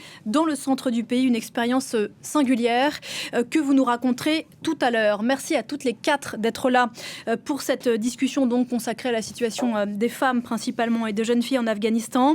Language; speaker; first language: French; native; French